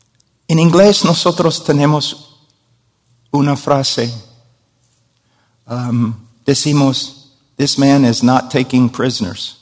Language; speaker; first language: Spanish; non-native, fluent; English